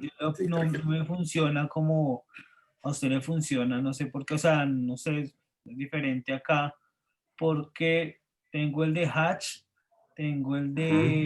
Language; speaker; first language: Spanish; native; Spanish